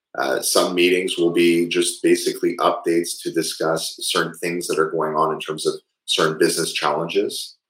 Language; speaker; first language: English; early bilingual, other home language; French